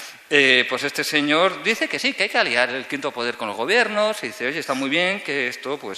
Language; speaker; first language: Spanish; native; Spanish